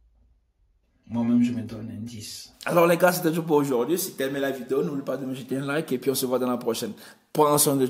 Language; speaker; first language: French; non-native, local second language; Ewe